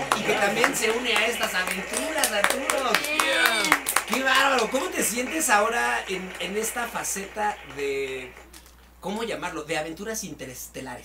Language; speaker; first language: Spanish; native; Spanish